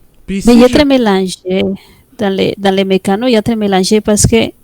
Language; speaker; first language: French; non-native, fluent; Spanish